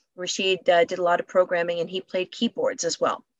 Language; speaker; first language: English; native; English